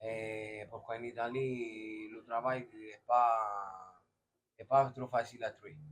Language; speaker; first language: French; non-native, learner; Italian